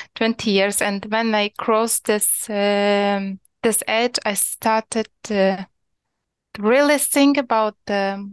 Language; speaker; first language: English; non-native, learner; Ukrainian